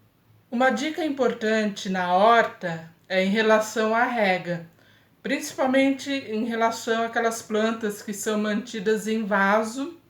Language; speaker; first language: Portuguese; native; Portuguese